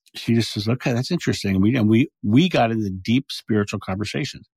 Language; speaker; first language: English; native; English